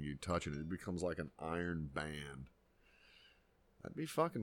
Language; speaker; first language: English; native; English